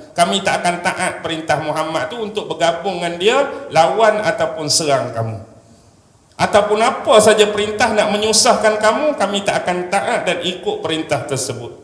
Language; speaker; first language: Malay; native; Malay